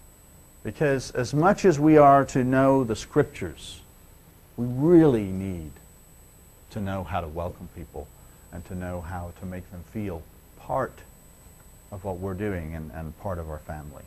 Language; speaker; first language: English; native; English